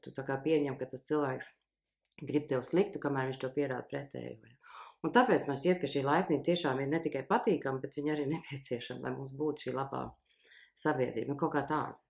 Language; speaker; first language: Latvian; early bilingual, heritage; Latvian